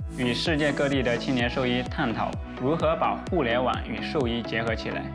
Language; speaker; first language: Chinese; native; Chinese